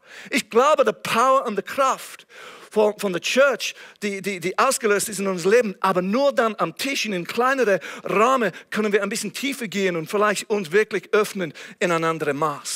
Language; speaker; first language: German; non-native, fluent; English